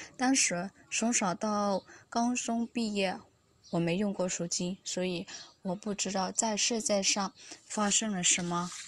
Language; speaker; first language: Chinese; non-native, learner; Burmese